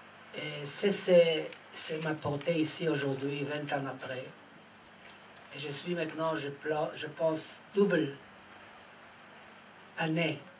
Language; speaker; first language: French; non-native, fluent; Hebrew